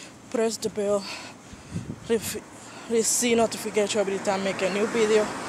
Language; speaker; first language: English; non-native, fluent; Spanish